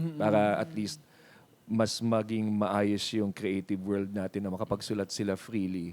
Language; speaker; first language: Filipino; native; Filipino